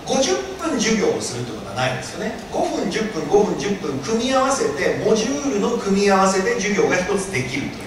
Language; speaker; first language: Japanese; native; Japanese